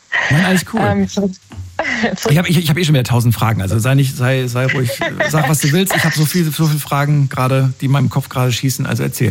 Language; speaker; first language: German; native; German